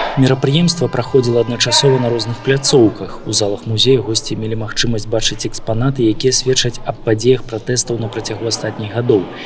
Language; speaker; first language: Belarusian; native; Belarusian